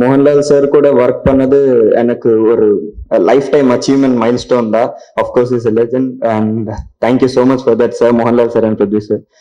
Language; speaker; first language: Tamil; non-native, learner; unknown